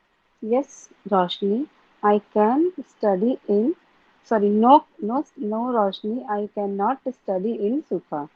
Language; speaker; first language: English; non-native, learner; Hindi